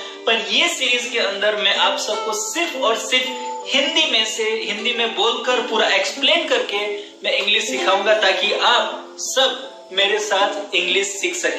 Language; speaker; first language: Hindi; non-native, local second language; Gujarati